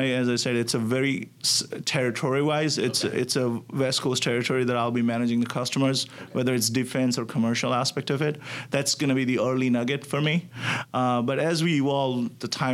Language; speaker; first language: English; non-native, local second language; Gujarati